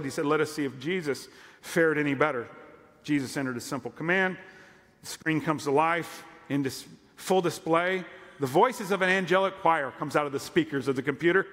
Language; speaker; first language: English; native; English